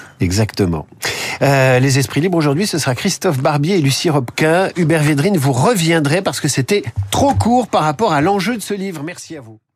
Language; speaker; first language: French; native; French